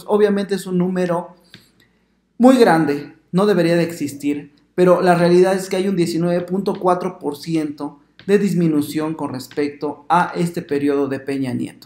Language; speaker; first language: Spanish; native; Spanish